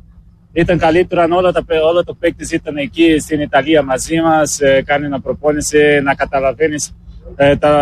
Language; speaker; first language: Greek; non-native, learner; Portuguese